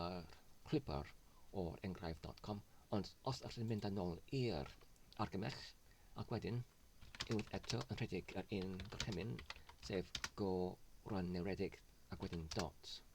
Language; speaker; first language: Welsh; non-native, learner; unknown